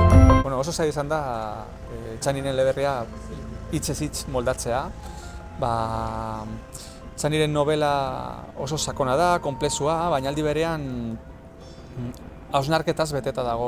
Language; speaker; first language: Basque; non-native, local second language; Spanish